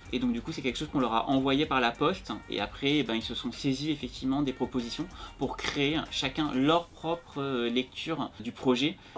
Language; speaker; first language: French; native; French